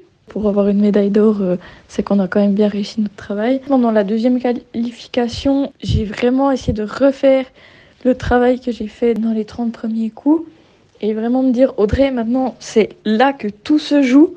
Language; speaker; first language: French; native; French